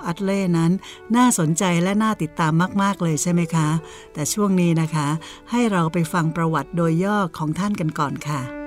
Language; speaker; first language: Thai; native; Thai